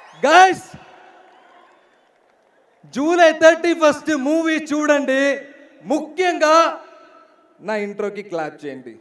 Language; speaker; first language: Telugu; non-native, learner; Malayalam